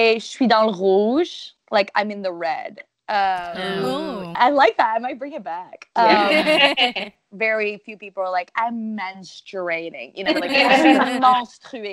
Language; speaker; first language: English; non-native, fluent; French